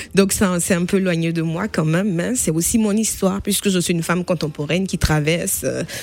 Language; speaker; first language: French; native; French